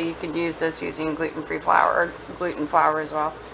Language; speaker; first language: English; native; English